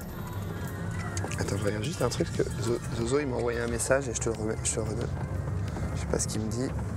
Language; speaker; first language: French; native; French